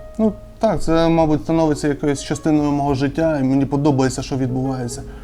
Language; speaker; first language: Ukrainian; native; Ukrainian